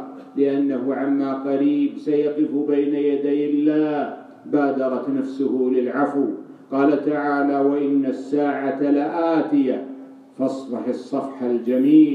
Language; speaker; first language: Arabic; native; Arabic